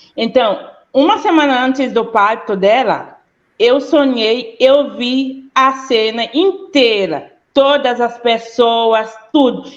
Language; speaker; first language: Portuguese; non-native, fluent; Haitian Creole